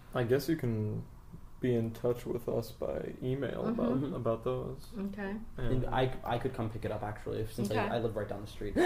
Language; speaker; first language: English; native; English